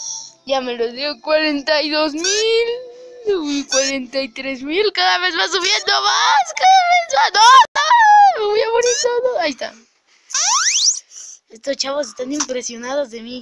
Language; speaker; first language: Spanish; native; Spanish